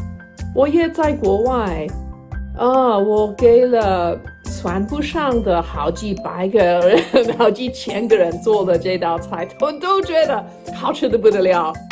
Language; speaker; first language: Chinese; non-native, fluent; English